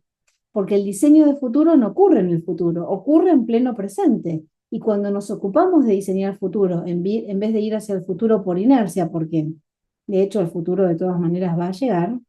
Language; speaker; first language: Spanish; native; Spanish